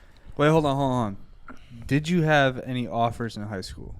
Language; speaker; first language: English; native; English